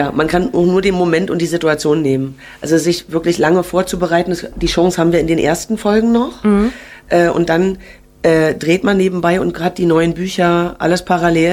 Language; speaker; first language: German; native; German